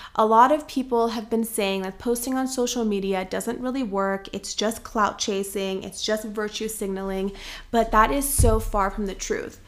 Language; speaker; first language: English; early bilingual, other home language; Persian